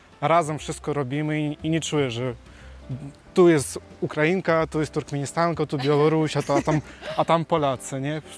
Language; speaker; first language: Polish; non-native, fluent; Russian